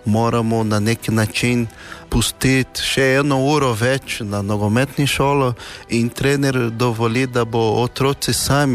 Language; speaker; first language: Slovenian; non-native, fluent; Portuguese